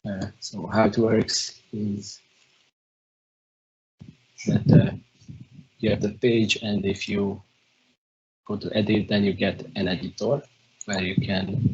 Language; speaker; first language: English; non-native, fluent; Hungarian